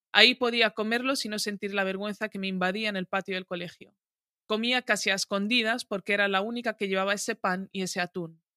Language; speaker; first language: Spanish; early bilingual, other home language; Arabic